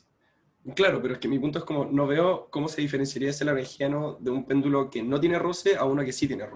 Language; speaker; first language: Spanish; native; Spanish